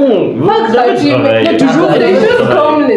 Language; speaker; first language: French; non-native, learner; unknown